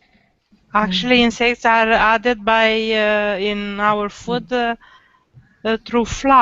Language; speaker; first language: English; non-native, learner; Romanian